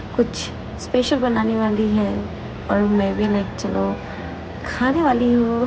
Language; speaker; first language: Hindi; non-native, local second language; Assamese